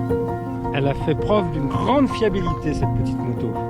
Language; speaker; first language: French; native; French